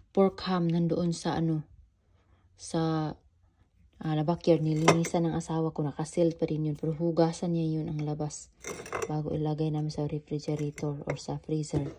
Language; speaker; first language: Filipino; non-native, local second language; Cebuano